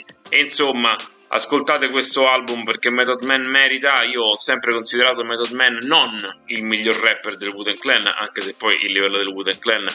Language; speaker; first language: Italian; native; Italian